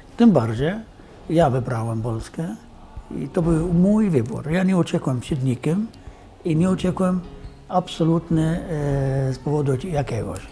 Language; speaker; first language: Polish; non-native, fluent; Arabic